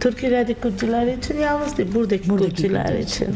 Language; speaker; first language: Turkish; non-native, learner; Georgian